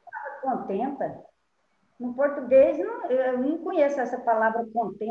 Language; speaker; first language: Spanish; non-native, learner; Portuguese